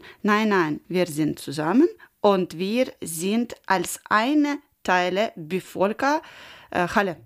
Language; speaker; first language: German; non-native, learner; Ukrainian